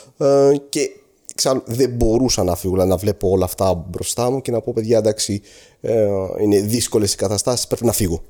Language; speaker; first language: Greek; non-native, fluent; Arabic